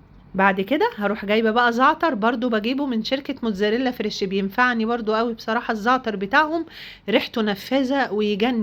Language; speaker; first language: Arabic; native; Arabic